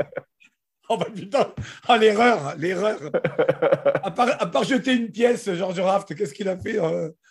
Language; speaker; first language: French; native; French